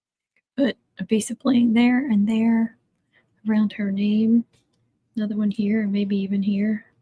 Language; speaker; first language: English; native; English